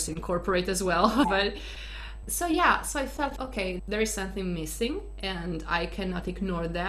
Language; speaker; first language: English; non-native, fluent; Italian